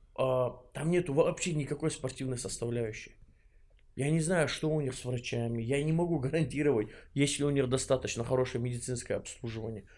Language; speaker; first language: Russian; non-native, local second language; Chechen